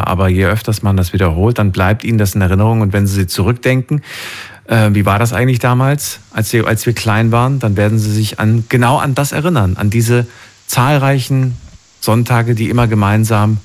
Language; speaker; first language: German; native; German